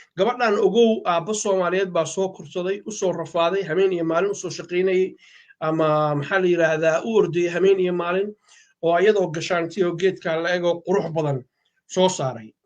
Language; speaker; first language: Somali; native; Somali